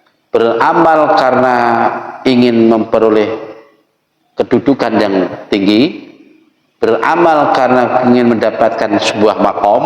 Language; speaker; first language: Indonesian; non-native, local second language; Javanese